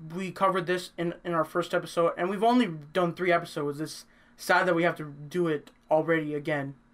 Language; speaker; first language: English; native; English